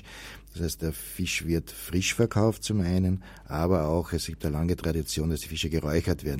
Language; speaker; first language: German; native; German